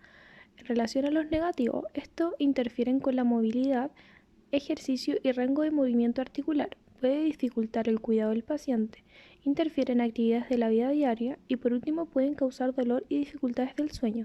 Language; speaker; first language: Spanish; native; Spanish